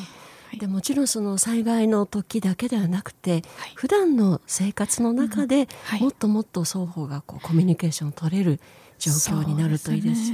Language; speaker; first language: Japanese; native; Japanese